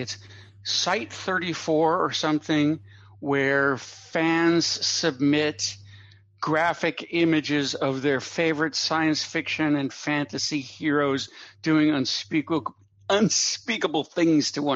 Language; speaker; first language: English; native; English